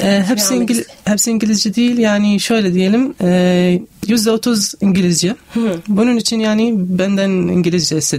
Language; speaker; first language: Turkish; non-native, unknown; Arabic